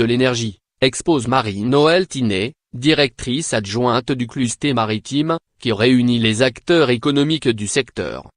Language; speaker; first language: French; native; French